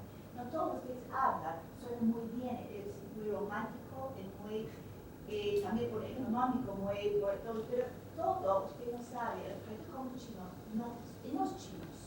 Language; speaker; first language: Spanish; non-native, learner; Chinese